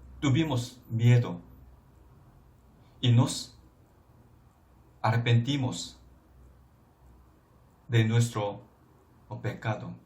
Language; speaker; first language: Spanish; non-native, fluent; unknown